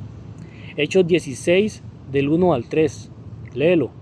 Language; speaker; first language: Spanish; native; Spanish